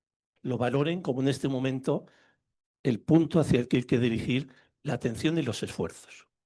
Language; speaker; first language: Spanish; native; Spanish